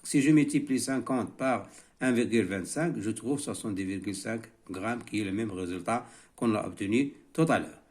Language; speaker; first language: French; non-native, local second language; Arabic